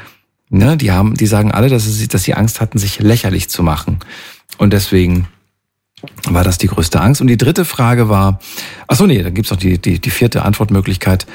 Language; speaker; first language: German; native; German